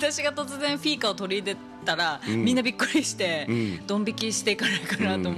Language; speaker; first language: Japanese; native; Japanese